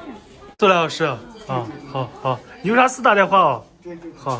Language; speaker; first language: Chinese; native; Chinese